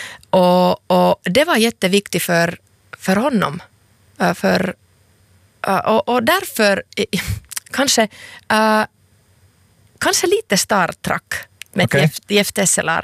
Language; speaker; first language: Swedish; non-native, local second language; Finnish